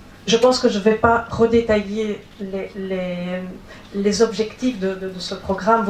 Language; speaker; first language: French; native; French